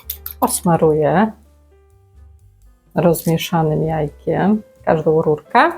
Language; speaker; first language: Polish; native; Polish